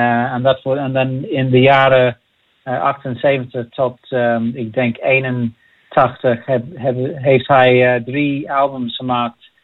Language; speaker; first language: Dutch; non-native, fluent; English